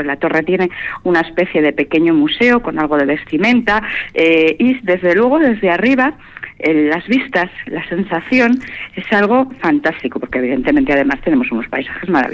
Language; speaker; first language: Spanish; native; Spanish